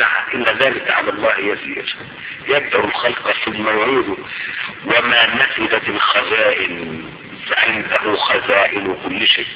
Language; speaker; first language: Arabic; native; Arabic